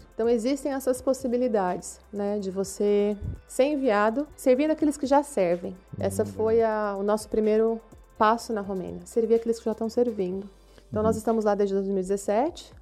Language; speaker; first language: Portuguese; native; Portuguese